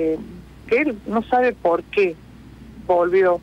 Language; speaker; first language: Spanish; native; Spanish